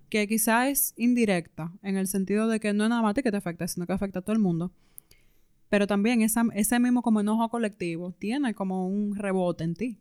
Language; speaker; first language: Spanish; native; Spanish